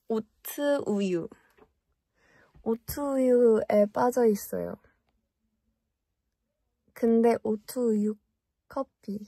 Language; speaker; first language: Korean; early bilingual, heritage; English